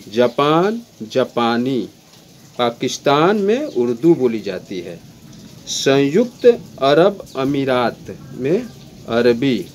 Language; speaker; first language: Hindi; native; Hindi